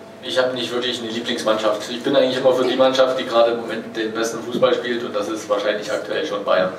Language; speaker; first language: German; native; German